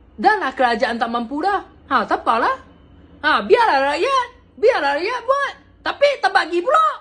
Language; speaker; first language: Malay; non-native, local second language; Chinese